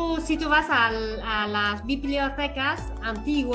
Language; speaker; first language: Spanish; non-native, fluent; Vietnamese